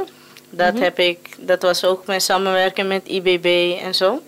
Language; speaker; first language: Dutch; non-native, local second language; Papiamento